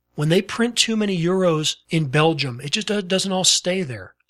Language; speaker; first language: English; native; English